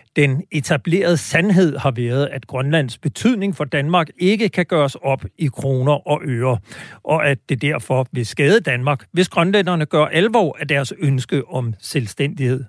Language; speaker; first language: Danish; native; Danish